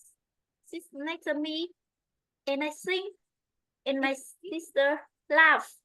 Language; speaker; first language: English; non-native, learner; Vietnamese